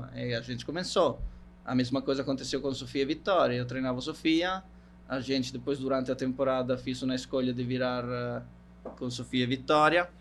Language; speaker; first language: Portuguese; non-native, fluent; Italian